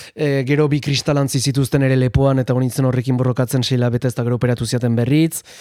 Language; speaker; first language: Basque; non-native, local second language; Spanish